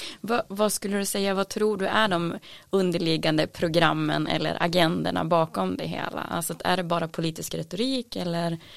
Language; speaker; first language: Swedish; native; Swedish